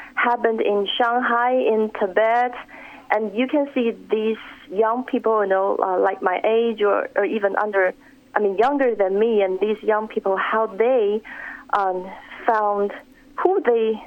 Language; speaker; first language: English; non-native, fluent; Chinese